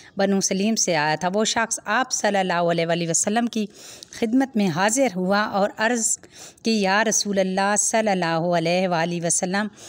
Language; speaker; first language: Hindi; native; Hindi